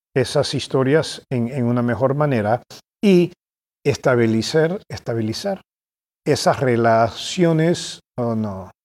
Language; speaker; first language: Spanish; early bilingual, heritage; Spanish